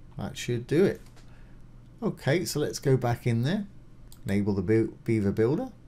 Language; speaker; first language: English; native; English